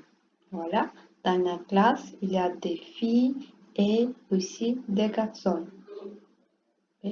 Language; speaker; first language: French; non-native, learner; Portuguese